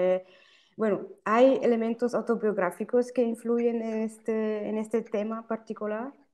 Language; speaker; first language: Spanish; non-native, fluent; German